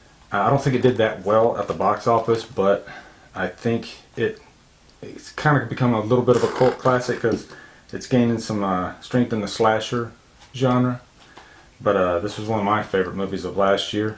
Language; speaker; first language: English; native; English